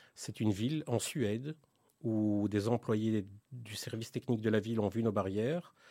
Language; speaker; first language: French; native; French